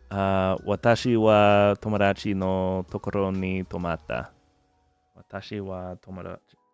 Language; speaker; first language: Japanese; non-native, learner; English